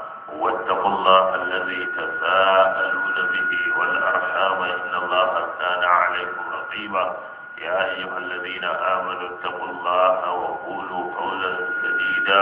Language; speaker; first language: Arabic; non-native, fluent; Hausa